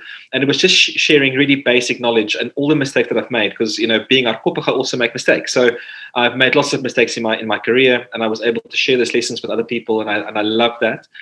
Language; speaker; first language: English; non-native, local second language; Afrikaans